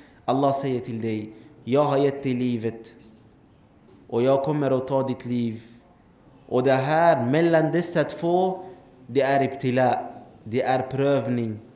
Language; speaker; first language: Swedish; non-native, fluent; Arabic